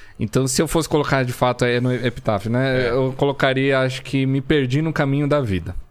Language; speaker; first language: Portuguese; early bilingual, other home language; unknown